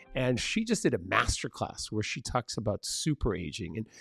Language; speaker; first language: English; early bilingual, other home language; Spanish